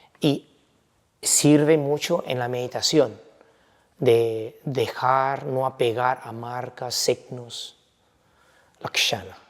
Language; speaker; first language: Spanish; non-native, fluent; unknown